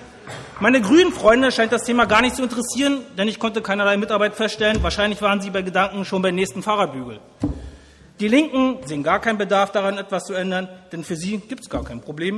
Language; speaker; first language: German; native; German